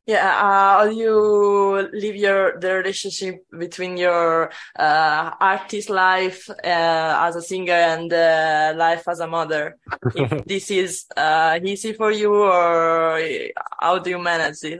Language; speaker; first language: English; non-native, fluent; Italian